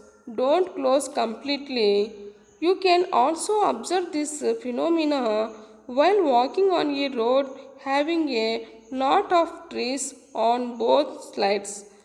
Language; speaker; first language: English; non-native, local second language; Telugu